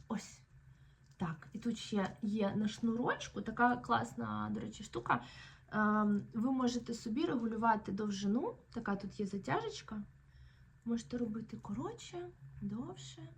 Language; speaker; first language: Ukrainian; native; Ukrainian